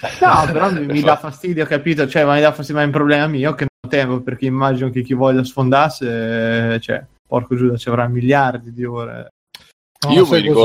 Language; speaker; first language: Italian; native; Italian